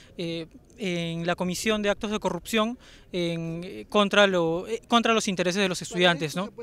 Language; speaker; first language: Spanish; native; Spanish